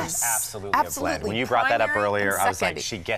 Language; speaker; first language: English; native; English